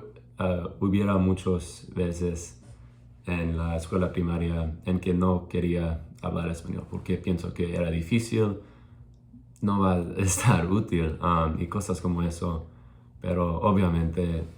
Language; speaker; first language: Spanish; non-native, learner; English